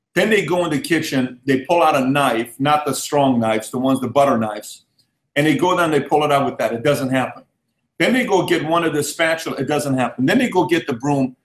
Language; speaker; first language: English; early bilingual, other home language; Persian